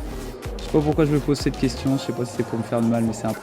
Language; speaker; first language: French; native; French